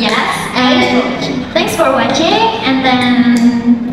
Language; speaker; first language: English; non-native, learner; Indonesian